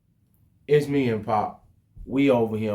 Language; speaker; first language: English; native; English